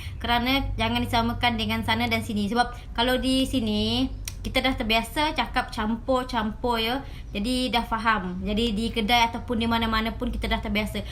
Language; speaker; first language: Malay; early bilingual, other home language; Indonesian